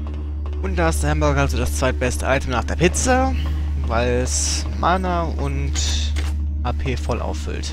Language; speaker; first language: German; native; German